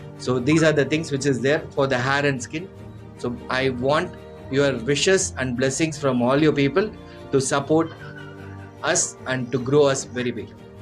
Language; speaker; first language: English; non-native, local second language; Tamil